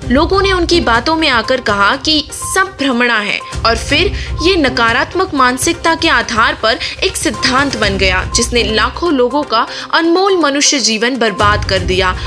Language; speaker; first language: Hindi; native; Hindi